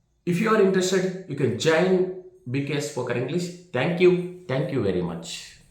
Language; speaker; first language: English; non-native, local second language; Telugu